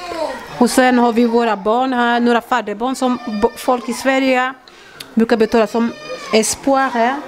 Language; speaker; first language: Swedish; early bilingual, other home language; Lingala